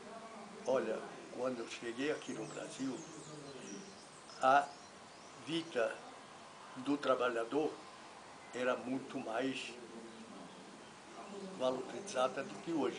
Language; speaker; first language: Portuguese; non-native, fluent; Italian